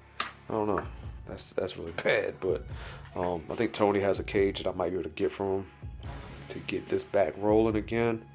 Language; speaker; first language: English; native; English